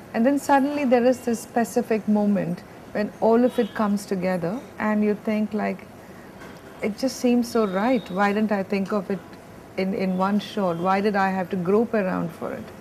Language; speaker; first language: English; non-native, local second language; Malayalam